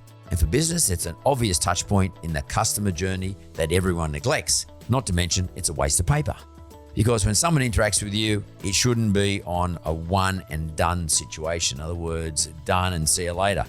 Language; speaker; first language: English; native; English